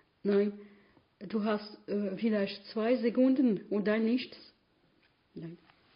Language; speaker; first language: German; non-native, learner; French